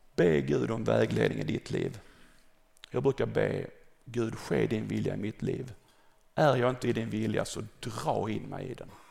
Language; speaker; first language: Swedish; native; Swedish